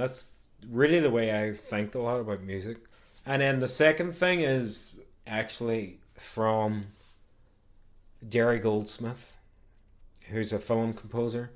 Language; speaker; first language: English; native; English